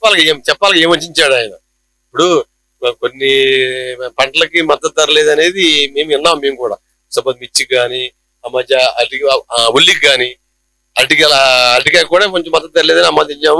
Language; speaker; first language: Telugu; native; Telugu